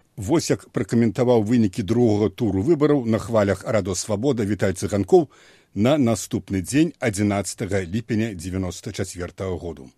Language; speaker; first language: Belarusian; native; Belarusian